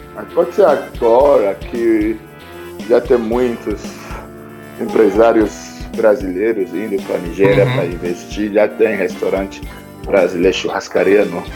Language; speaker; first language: Portuguese; non-native, fluent; Igbo